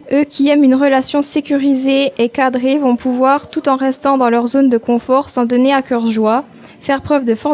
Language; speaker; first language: French; native; French